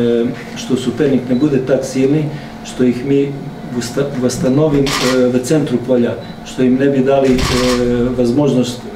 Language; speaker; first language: Russian; non-native, learner; Serbian